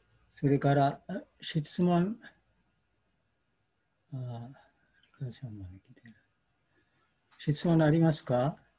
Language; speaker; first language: Japanese; non-native, learner; Bangla